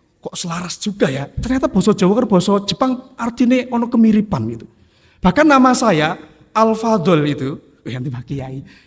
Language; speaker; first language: Indonesian; non-native, local second language; Javanese